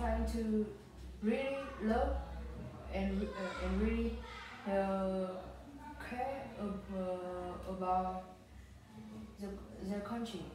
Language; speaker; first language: English; non-native, learner; Vietnamese